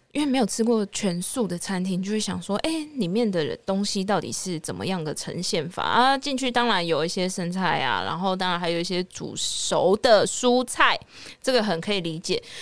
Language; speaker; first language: Chinese; native; Chinese